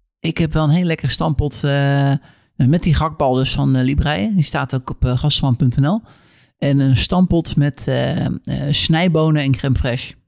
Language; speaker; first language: Dutch; native; Dutch